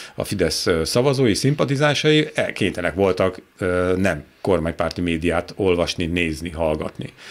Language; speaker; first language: Hungarian; native; Hungarian